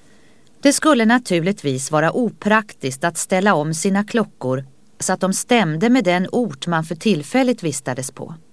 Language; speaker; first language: Swedish; native; Swedish